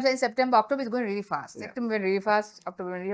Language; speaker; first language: English; non-native, local second language; Sinhala